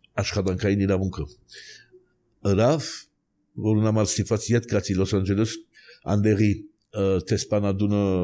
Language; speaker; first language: Armenian; early bilingual, heritage; Armenian